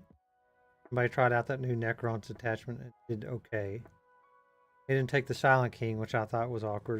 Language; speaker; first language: English; native; English